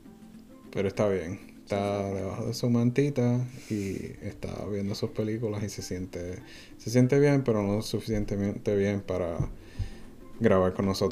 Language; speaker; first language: Spanish; native; Spanish